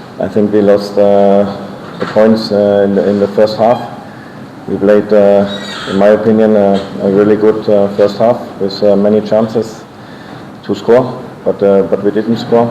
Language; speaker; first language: English; non-native, fluent; German